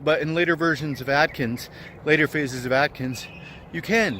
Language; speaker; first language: English; native; English